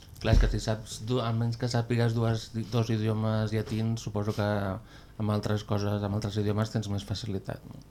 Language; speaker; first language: Catalan; native; Catalan